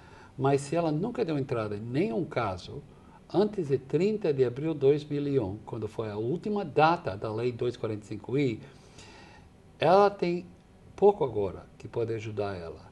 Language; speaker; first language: Portuguese; non-native, fluent; English